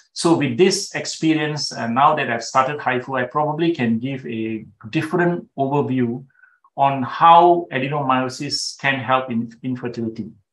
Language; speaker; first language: English; non-native, local second language; Tamil